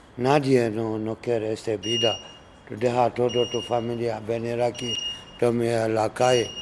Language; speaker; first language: Spanish; non-native, learner; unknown